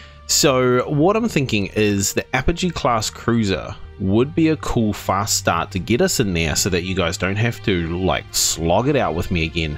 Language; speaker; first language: English; native; English